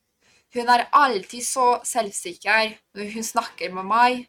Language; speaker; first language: Norwegian; non-native, fluent; Polish